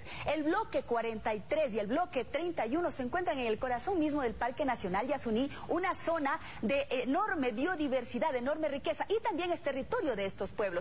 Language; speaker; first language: Spanish; native; Spanish